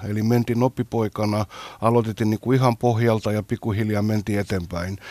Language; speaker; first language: Finnish; non-native, fluent; Greek